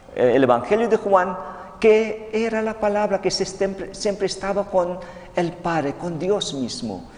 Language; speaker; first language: Spanish; non-native, fluent; Filipino